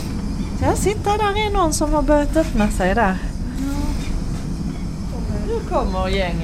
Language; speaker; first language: Swedish; native; Swedish